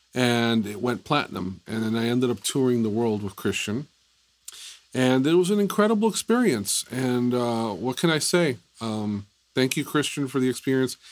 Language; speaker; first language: English; native; English